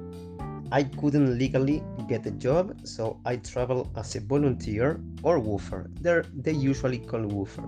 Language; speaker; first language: English; non-native, fluent; Spanish